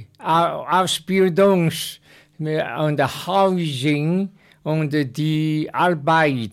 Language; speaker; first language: German; non-native, learner; Chinese